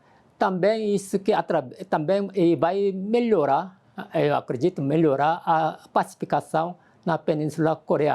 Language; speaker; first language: Portuguese; non-native, fluent; Korean